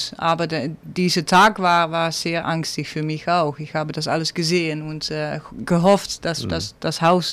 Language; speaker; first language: German; non-native, learner; Dutch